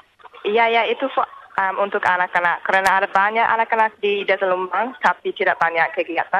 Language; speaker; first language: Indonesian; non-native, learner; English